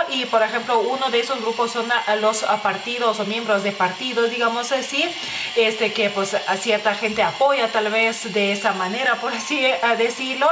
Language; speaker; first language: Spanish; non-native, fluent; Lithuanian